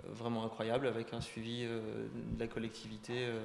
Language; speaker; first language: French; native; French